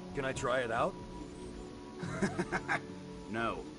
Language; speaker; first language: English; native; English